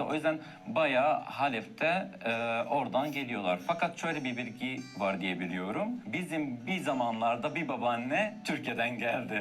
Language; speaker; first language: Turkish; non-native, fluent; Arabic